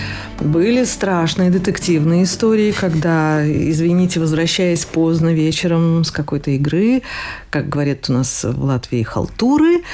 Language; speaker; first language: Russian; native; Russian